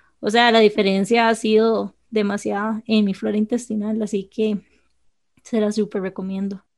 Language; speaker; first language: Spanish; native; Spanish